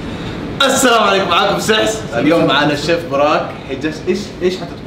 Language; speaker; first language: Arabic; native; Arabic